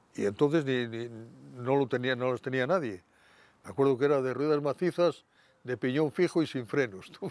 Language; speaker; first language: Spanish; native; Spanish